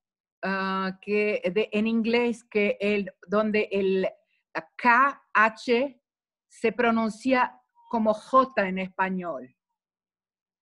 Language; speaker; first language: Spanish; non-native, fluent; Portuguese